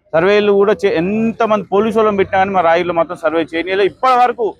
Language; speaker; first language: Telugu; native; Telugu